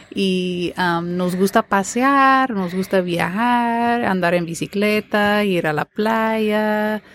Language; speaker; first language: Spanish; non-native, fluent; English